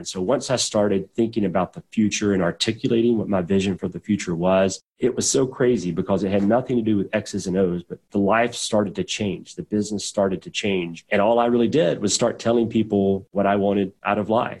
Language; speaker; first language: English; native; English